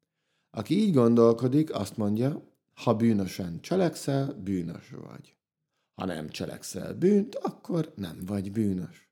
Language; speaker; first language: Hungarian; native; Hungarian